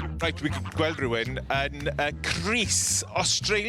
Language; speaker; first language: Welsh; non-native, learner; English